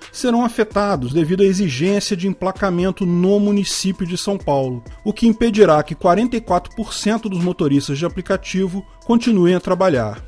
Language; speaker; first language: Portuguese; native; Portuguese